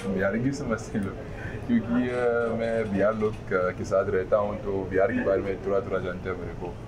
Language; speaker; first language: Hindi; non-native, fluent; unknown